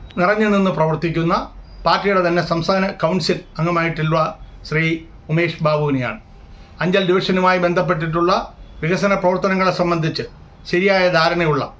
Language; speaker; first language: Malayalam; native; Malayalam